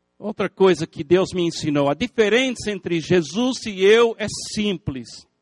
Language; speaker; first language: Portuguese; non-native, fluent; English